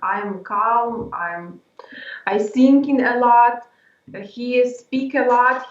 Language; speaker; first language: English; non-native, learner; Ukrainian